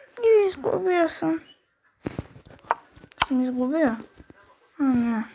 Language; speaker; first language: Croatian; early bilingual, heritage; Croatian